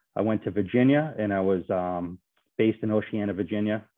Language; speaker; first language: English; native; English